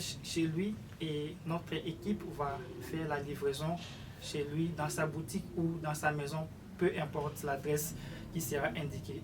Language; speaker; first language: French; non-native, local second language; Lingala